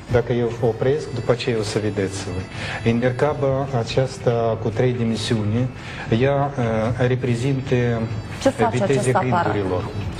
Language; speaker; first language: Romanian; non-native, learner; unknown